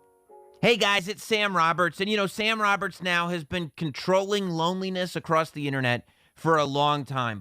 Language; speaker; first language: English; native; English